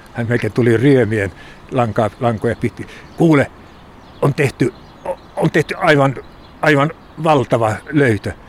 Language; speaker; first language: Finnish; native; Finnish